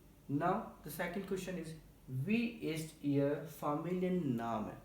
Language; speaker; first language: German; non-native, learner; Hindi